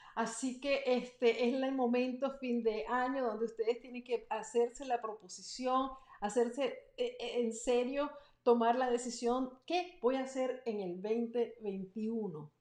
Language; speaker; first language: Spanish; native; Spanish